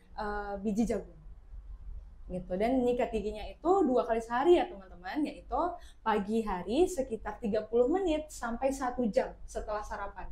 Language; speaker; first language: Indonesian; native; Indonesian